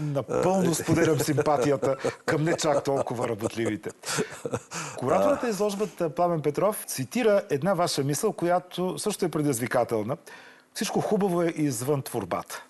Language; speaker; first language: Bulgarian; native; Bulgarian